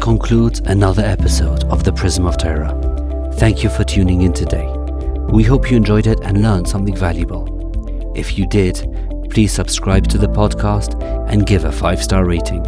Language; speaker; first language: English; native; English